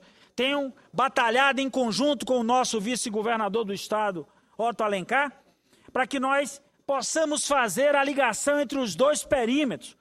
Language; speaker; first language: Portuguese; native; Portuguese